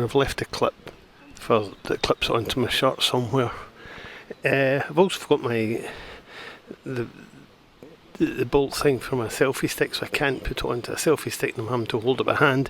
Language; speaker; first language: English; native; English